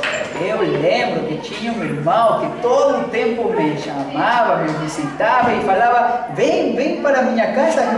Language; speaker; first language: Portuguese; non-native, fluent; Spanish